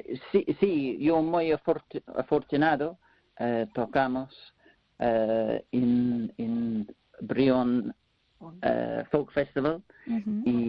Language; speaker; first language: Spanish; non-native, learner; English